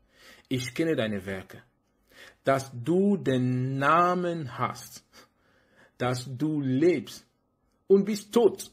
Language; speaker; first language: German; non-native, fluent; French